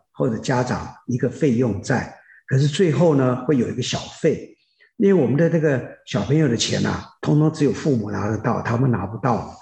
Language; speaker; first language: Chinese; native; Chinese